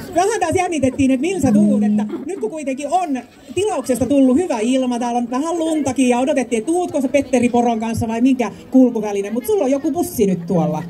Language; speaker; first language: Finnish; native; Finnish